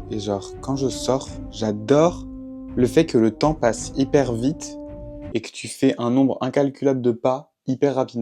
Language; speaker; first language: French; native; French